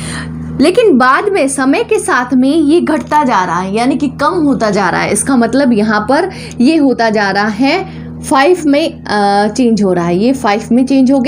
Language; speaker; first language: Hindi; native; Hindi